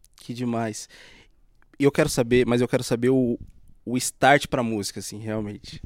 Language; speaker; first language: Portuguese; native; Portuguese